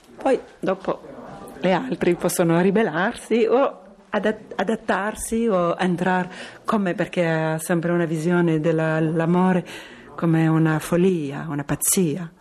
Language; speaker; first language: Italian; non-native, fluent; French